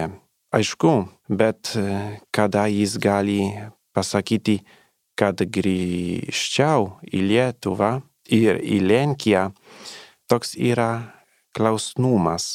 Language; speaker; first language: Lithuanian; non-native, learner; Polish